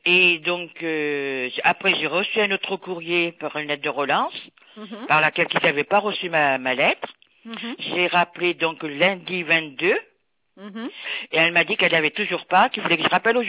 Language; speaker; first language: French; native; French